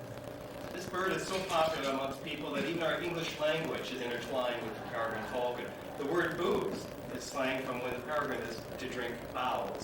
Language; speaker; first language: English; native; English